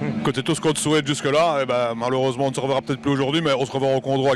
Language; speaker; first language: French; native; French